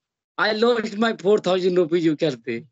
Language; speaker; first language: English; non-native, learner; Hindi